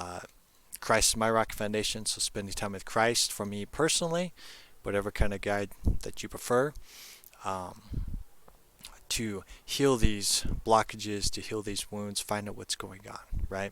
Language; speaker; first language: English; native; English